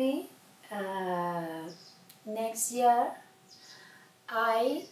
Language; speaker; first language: English; non-native, learner; Catalan